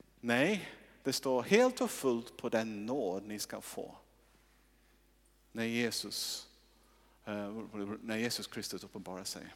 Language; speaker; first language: Swedish; non-native, fluent; English